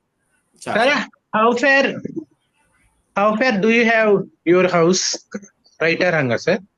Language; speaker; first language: English; non-native, learner; Telugu